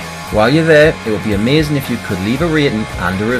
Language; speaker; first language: English; native; English